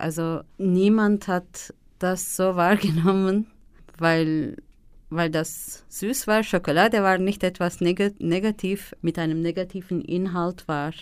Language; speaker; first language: German; non-native, fluent; Turkish